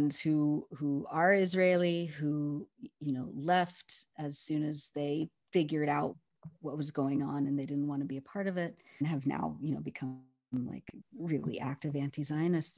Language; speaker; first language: English; native; English